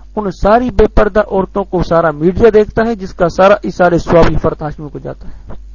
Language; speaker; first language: Urdu; native; Urdu